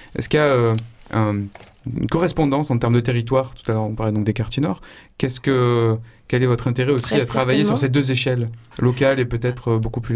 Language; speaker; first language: French; native; French